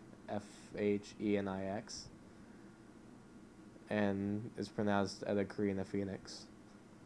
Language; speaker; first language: English; native; English